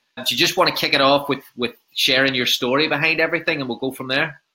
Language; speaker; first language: English; native; English